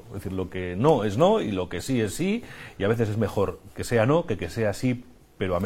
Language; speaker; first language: Spanish; native; Spanish